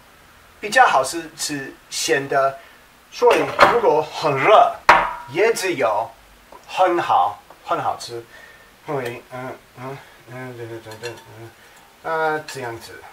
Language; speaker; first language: Chinese; non-native, learner; English